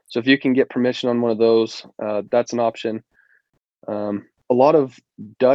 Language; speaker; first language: English; native; English